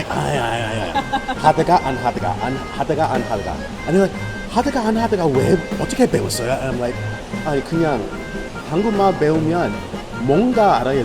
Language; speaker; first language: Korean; non-native, learner; English